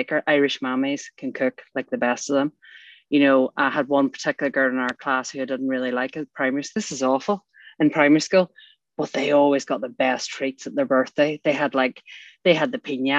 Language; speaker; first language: English; native; English